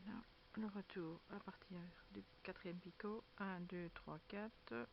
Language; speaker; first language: French; native; French